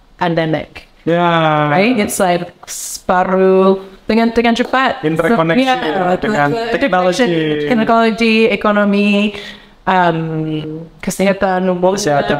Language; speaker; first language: Indonesian; non-native, learner; English